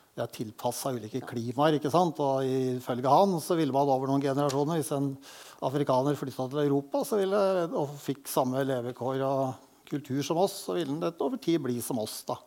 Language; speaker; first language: Norwegian; native; Norwegian